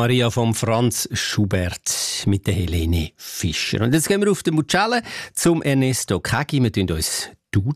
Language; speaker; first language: German; native; German